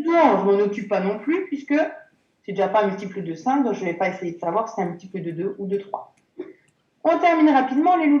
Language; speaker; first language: French; native; French